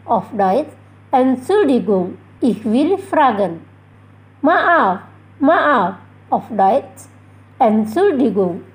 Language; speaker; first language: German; non-native, fluent; Indonesian